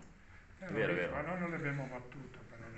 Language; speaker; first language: Italian; native; Italian